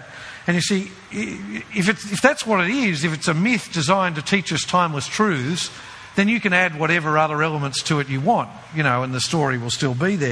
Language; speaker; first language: English; native; English